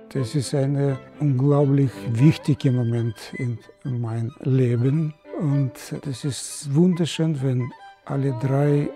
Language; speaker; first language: German; non-native, learner; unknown